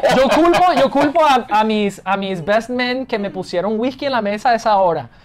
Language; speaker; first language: Spanish; non-native, fluent; English